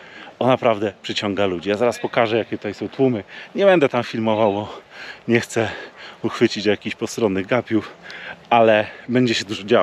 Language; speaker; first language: Polish; native; Polish